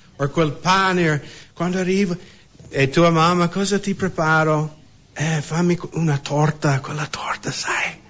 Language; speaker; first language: Italian; non-native, fluent; English